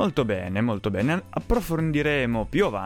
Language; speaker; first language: Italian; native; Italian